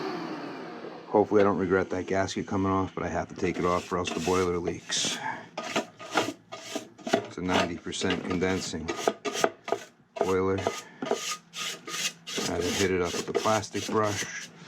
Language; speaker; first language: English; native; English